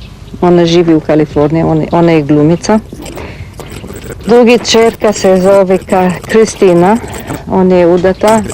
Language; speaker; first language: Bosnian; early bilingual, heritage; Bosnian